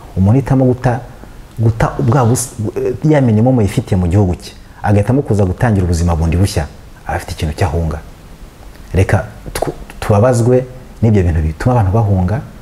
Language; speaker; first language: Kinyarwanda; early bilingual, heritage; Kinyarwanda